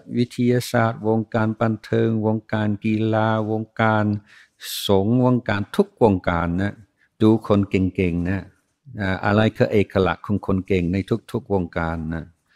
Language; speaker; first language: Thai; non-native, fluent; English